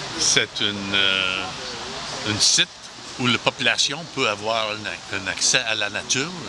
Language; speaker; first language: French; non-native, local second language; English